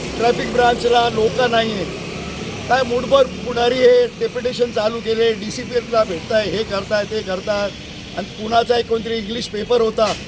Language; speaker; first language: Marathi; non-native, local second language; Urdu